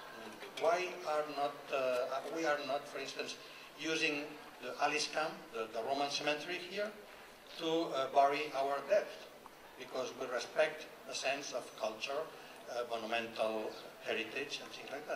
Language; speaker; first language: English; non-native, fluent; Catalan